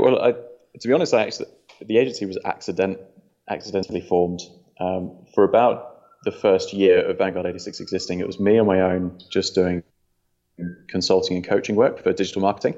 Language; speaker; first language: English; native; English